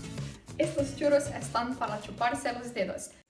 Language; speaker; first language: Spanish; non-native, learner; Slovenian